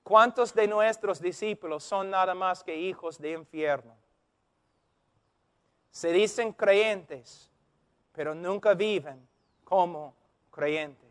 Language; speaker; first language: Spanish; non-native, fluent; English